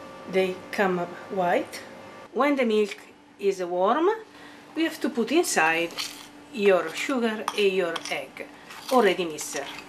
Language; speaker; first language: English; non-native, learner; Italian